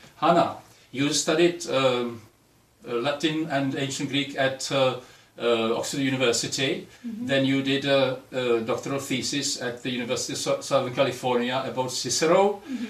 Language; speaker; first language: English; non-native, fluent; Czech